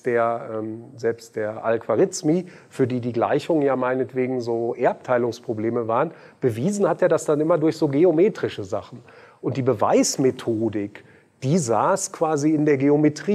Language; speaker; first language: German; native; German